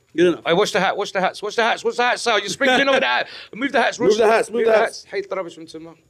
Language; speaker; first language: English; native; English